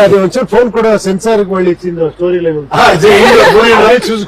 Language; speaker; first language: Telugu; non-native, learner; Kannada